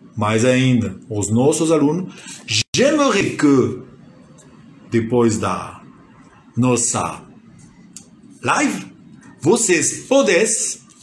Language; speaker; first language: Portuguese; non-native, fluent; French